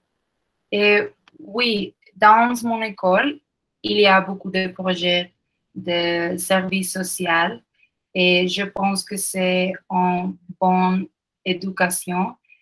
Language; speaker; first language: French; non-native, learner; Spanish